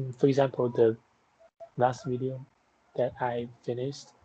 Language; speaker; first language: English; non-native, fluent; Chinese